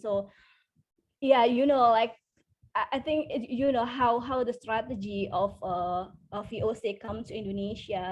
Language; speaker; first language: English; non-native, fluent; Indonesian